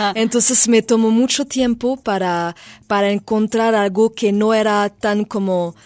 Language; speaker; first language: Spanish; non-native, fluent; French